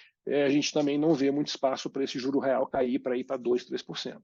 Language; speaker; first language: Portuguese; native; Portuguese